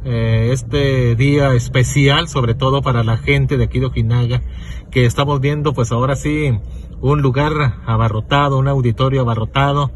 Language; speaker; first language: Spanish; native; Spanish